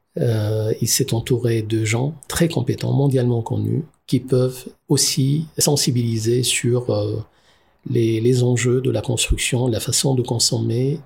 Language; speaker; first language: French; non-native, local second language; Arabic